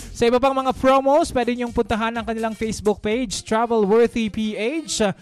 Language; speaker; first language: Filipino; native; Filipino